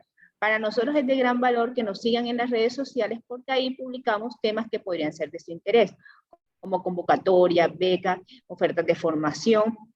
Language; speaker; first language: Spanish; native; Spanish